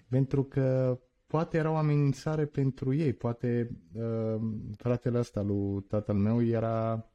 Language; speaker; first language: Romanian; early bilingual, heritage; Romanian